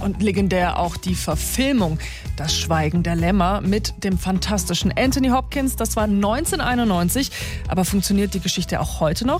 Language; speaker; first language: German; native; German